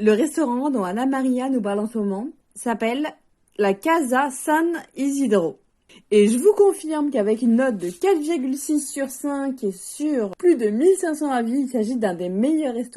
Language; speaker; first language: French; native; French